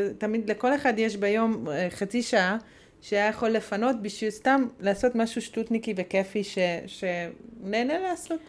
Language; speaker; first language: Hebrew; non-native, fluent; Hungarian